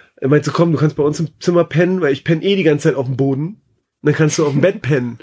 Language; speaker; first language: German; early bilingual, other home language; Persian